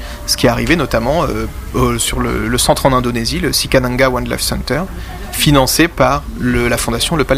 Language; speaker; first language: French; native; French